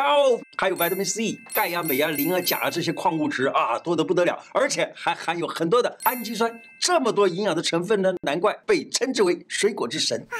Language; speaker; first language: Chinese; native; Chinese